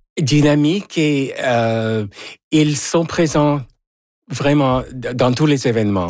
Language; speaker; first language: French; non-native, fluent; Spanish